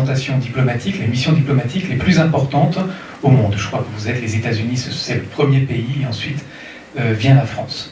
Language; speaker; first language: French; native; French